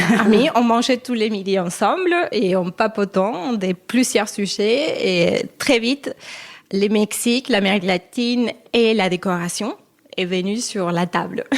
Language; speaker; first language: French; non-native, fluent; Spanish